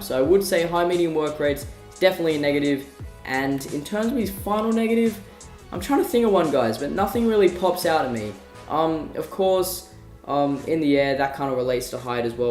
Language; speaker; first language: English; native; English